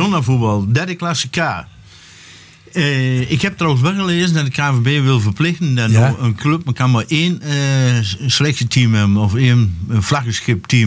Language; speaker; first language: Dutch; native; Dutch